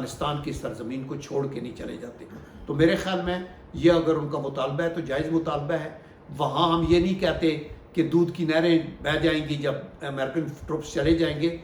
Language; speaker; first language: Urdu; native; Urdu